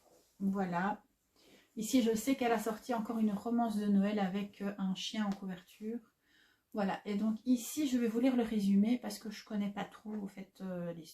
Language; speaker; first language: French; native; French